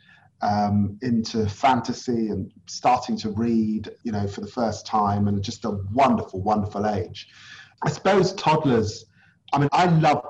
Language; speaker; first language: English; native; English